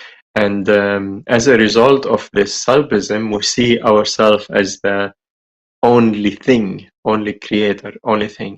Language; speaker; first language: English; non-native, fluent; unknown